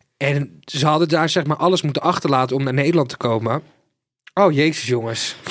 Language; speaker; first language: Dutch; early bilingual, other home language; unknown